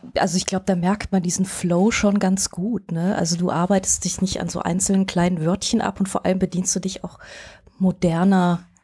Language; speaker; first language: German; native; German